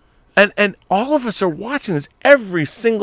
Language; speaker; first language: English; native; English